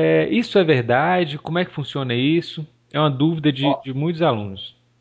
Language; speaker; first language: Portuguese; native; Portuguese